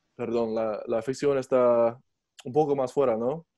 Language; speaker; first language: Spanish; non-native, learner; English